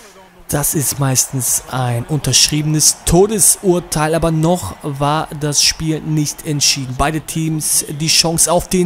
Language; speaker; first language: German; native; German